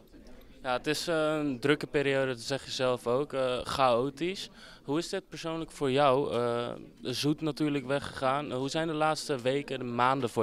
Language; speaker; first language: Dutch; native; Dutch